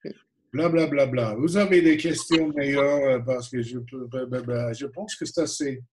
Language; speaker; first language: French; non-native, fluent; English